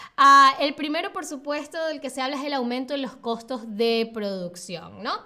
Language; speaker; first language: Spanish; native; Spanish